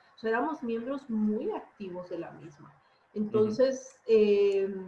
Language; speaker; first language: Spanish; native; Spanish